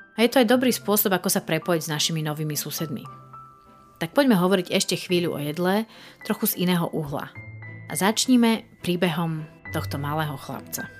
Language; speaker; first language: Slovak; native; Slovak